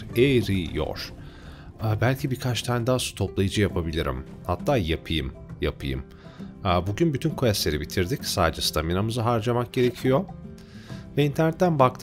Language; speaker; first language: Turkish; native; Turkish